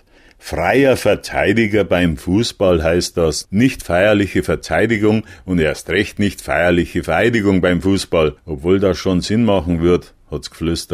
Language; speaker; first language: German; native; German